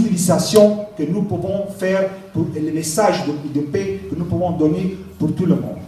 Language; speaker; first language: French; non-native, learner; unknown